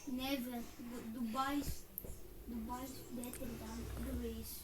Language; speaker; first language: English; non-native, learner; Greek